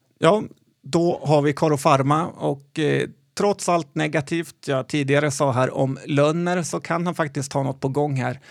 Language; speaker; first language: Swedish; native; Swedish